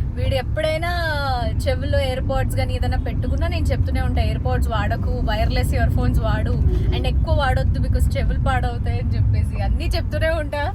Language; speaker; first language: Telugu; non-native, fluent; Hindi